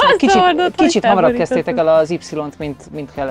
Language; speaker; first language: Hungarian; native; Hungarian